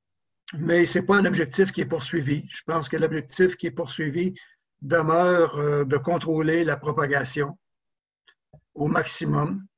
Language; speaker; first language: French; native; French